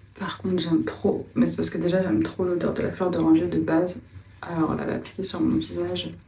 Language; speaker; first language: French; native; French